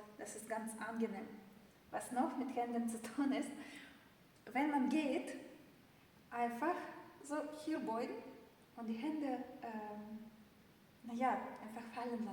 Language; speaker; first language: German; non-native, fluent; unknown